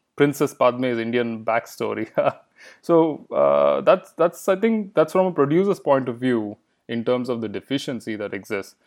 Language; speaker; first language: English; non-native, local second language; Kannada